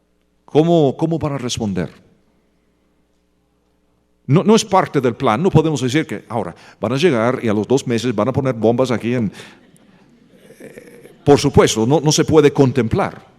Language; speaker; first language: Spanish; non-native, fluent; English